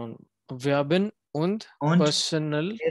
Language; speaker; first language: German; non-native, learner; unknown